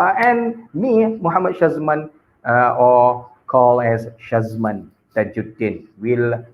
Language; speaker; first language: English; non-native, local second language; Malay